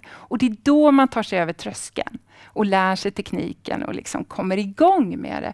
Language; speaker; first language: Swedish; native; Swedish